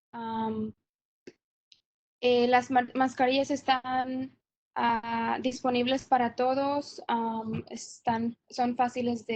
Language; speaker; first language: Spanish; non-native, fluent; English